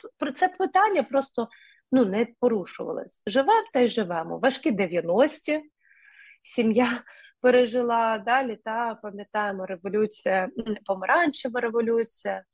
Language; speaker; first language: Ukrainian; non-native, local second language; Russian